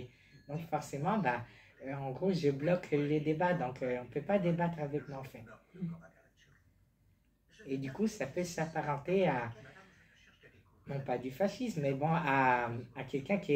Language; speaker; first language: French; native; French